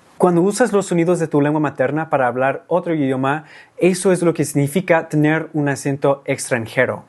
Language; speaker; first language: Spanish; non-native, fluent; English